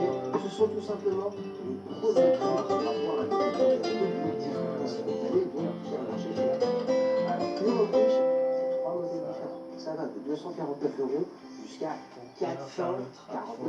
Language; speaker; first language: French; native; French